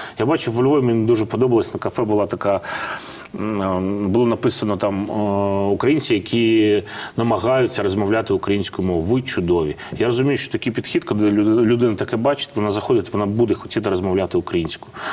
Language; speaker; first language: Ukrainian; non-native, fluent; Russian